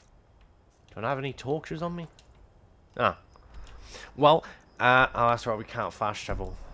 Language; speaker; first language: English; native; English